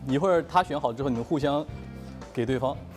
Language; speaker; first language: Chinese; native; Chinese